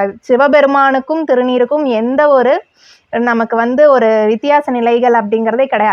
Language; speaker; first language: Tamil; native; Tamil